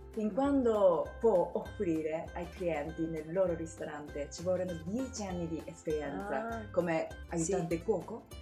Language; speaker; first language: Italian; non-native, learner; Japanese